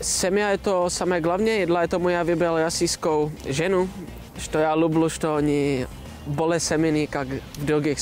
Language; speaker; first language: Russian; non-native, learner; Czech